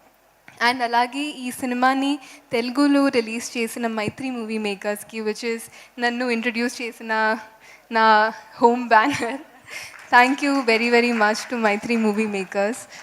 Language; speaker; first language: Telugu; non-native, fluent; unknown